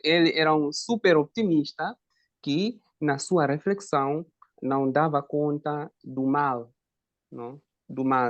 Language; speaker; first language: Portuguese; non-native, fluent; Italian